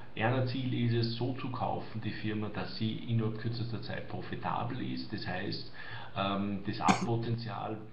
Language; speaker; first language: German; native; German